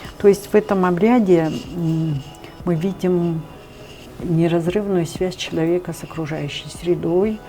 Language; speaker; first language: Russian; non-native, local second language; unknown